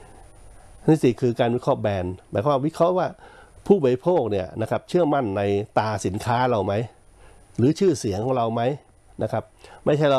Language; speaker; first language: Thai; native; Thai